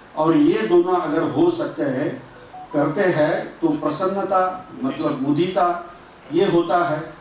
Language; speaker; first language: Hindi; non-native, local second language; Marathi